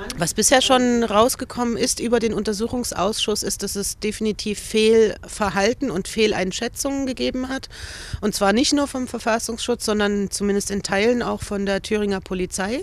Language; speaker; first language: German; native; German